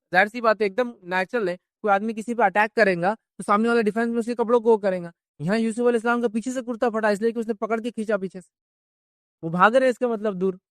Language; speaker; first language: Urdu; native; Urdu